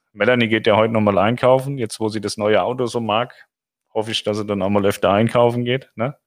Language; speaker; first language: German; native; German